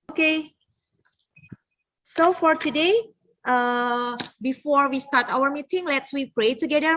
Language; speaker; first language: English; non-native, learner; Indonesian